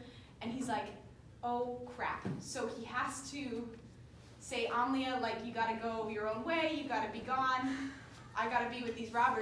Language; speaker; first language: English; native; English